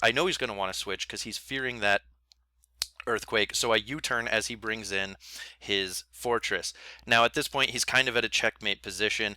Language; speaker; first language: English; native; English